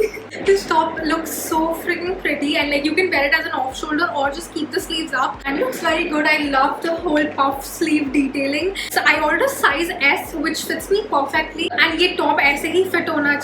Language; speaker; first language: English; non-native, local second language; Hindi